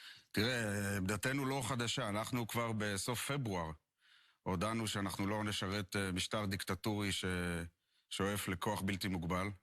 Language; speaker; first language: Hebrew; native; Hebrew